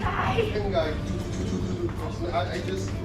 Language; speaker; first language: English; non-native, learner; Korean